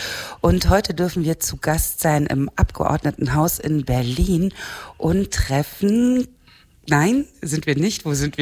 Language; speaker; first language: German; native; German